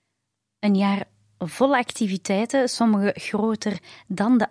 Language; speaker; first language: Dutch; native; Dutch